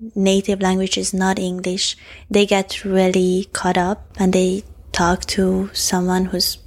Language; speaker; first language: English; non-native, fluent; Hungarian